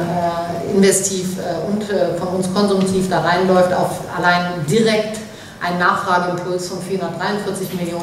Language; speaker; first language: German; native; German